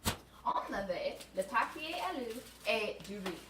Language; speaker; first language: French; non-native, learner; English